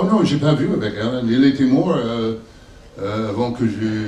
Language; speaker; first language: French; non-native, learner; English